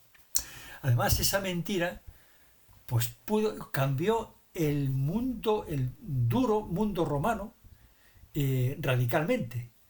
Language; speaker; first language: Spanish; native; Spanish